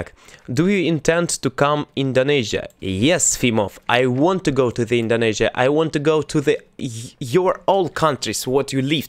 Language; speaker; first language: English; non-native, learner; Russian